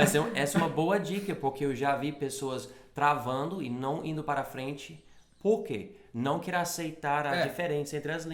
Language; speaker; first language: Portuguese; non-native, fluent; English